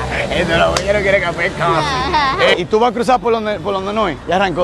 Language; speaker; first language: Spanish; native; Spanish